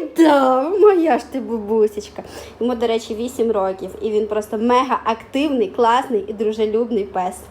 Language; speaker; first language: Ukrainian; non-native, local second language; Russian